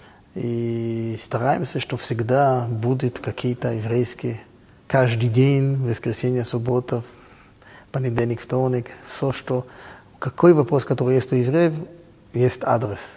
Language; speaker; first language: Russian; non-native, fluent; Hebrew